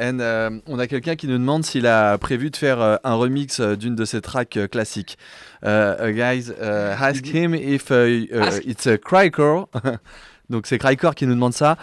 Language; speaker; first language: French; native; French